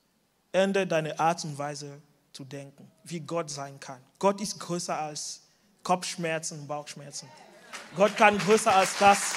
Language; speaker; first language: German; non-native, fluent; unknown